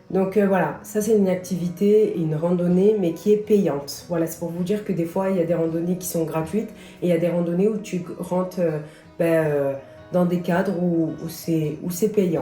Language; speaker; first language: French; native; French